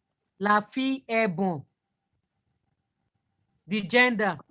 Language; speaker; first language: French; non-native, fluent; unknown